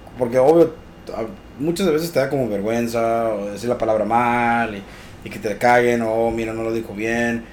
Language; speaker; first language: Spanish; native; Spanish